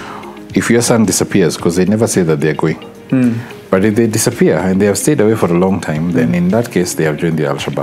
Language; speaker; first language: English; non-native, local second language; Swahili